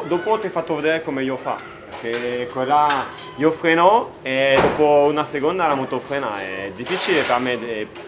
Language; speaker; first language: Italian; non-native, learner; French